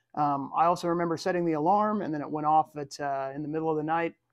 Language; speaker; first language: English; native; English